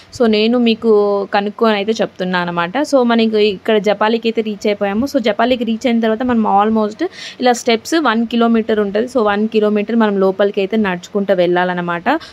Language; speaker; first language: Telugu; non-native, local second language; Lambadi